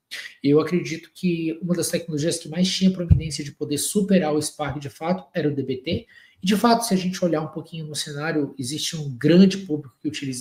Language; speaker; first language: Portuguese; native; Portuguese